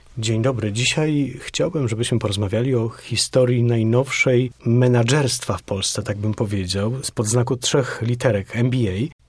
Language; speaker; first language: Polish; native; Polish